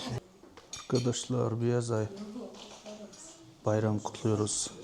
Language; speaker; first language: Turkish; non-native, fluent; Mongolian